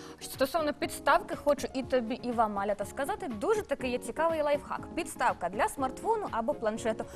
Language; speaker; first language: Ukrainian; native; Ukrainian